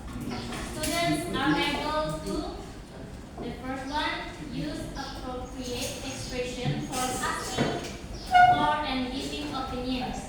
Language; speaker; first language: English; non-native, local second language; Indonesian